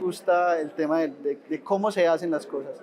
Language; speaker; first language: Spanish; native; Spanish